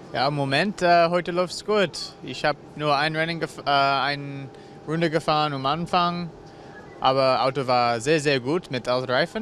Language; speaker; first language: German; non-native, learner; English